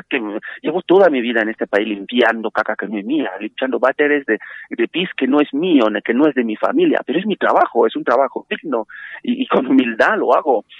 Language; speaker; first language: Spanish; non-native, fluent; French